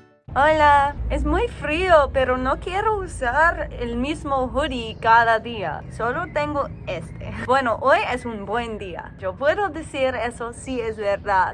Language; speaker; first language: Spanish; non-native, learner; English